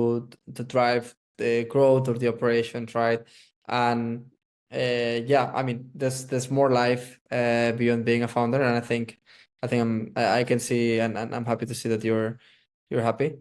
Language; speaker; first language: English; non-native, fluent; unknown